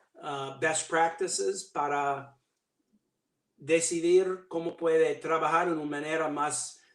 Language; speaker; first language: Spanish; non-native, learner; English